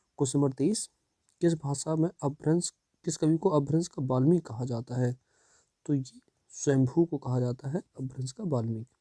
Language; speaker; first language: Hindi; native; Hindi